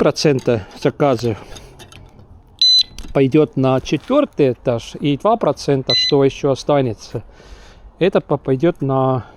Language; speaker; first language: Russian; non-native, local second language; Estonian